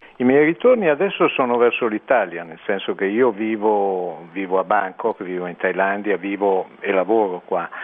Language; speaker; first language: Italian; native; Italian